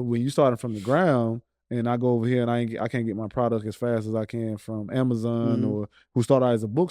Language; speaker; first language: English; native; English